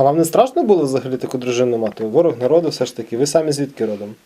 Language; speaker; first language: Ukrainian; native; Ukrainian